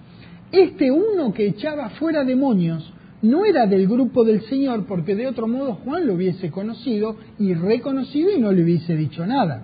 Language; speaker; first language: Spanish; native; Spanish